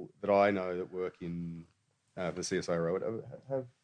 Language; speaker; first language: English; native; English